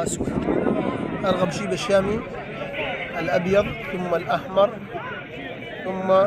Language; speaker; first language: Arabic; native; Arabic